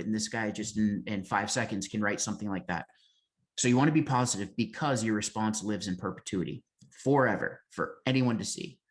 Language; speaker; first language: English; native; English